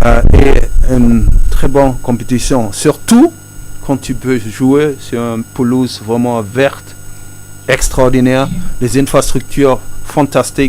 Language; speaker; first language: French; non-native, fluent; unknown